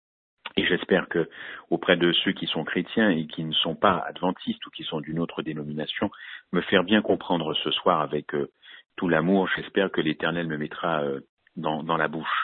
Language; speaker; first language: French; native; French